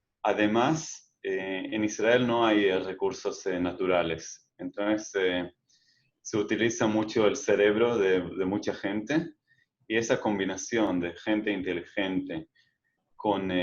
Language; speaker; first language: Spanish; non-native, fluent; Hebrew